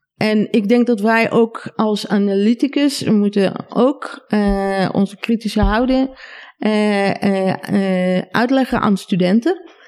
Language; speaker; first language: Dutch; non-native, fluent; Hebrew